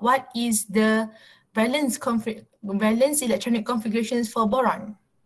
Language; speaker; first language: English; non-native, local second language; Malay